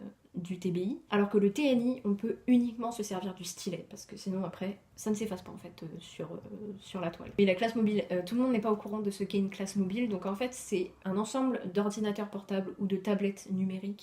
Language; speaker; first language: French; native; French